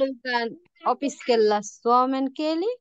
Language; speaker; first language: Finnish; non-native, learner; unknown